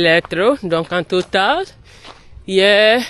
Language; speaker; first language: French; non-native, learner; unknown